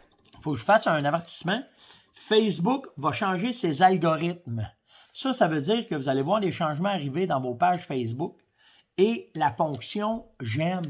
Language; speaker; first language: French; native; French